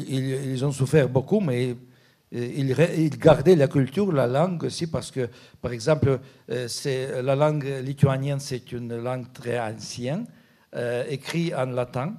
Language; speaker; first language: French; non-native, fluent; Ukrainian